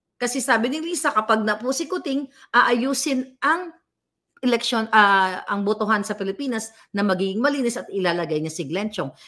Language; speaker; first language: Filipino; native; Filipino